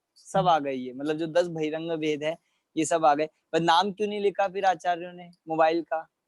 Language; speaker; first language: Hindi; native; Hindi